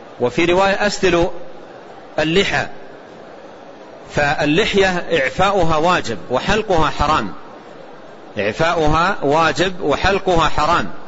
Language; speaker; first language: Arabic; native; Arabic